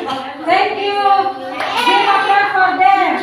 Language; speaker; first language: English; non-native, learner; Indonesian